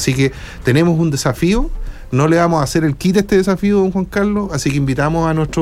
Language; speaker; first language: Spanish; native; Spanish